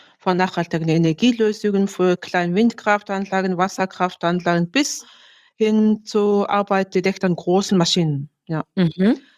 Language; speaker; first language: German; non-native, fluent; Mongolian